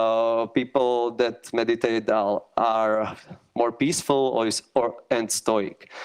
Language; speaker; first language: English; non-native, learner; Slovak